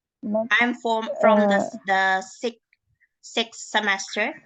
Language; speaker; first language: English; non-native, learner; Indonesian